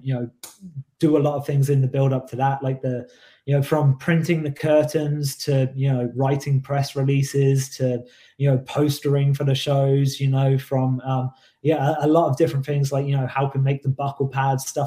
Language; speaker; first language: English; native; English